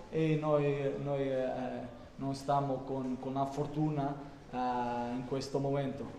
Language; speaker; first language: Italian; non-native, learner; Portuguese